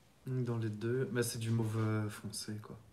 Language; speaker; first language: French; native; French